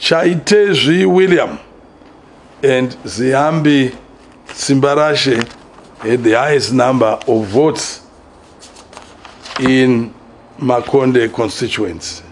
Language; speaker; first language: English; non-native, local second language; Shona